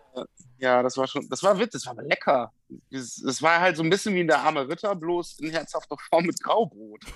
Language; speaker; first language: German; native; German